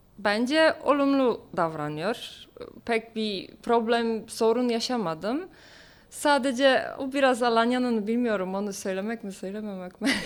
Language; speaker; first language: Turkish; non-native, fluent; Polish